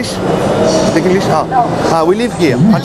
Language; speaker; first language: English; non-native, learner; French